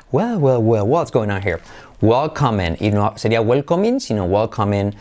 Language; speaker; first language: English; non-native, fluent; Spanish